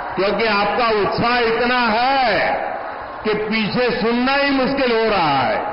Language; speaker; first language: Hindi; non-native, local second language; Gujarati